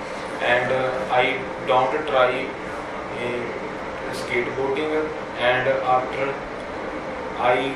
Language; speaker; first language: English; non-native, learner; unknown